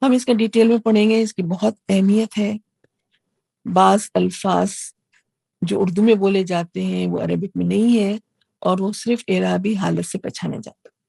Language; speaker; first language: Urdu; native; Urdu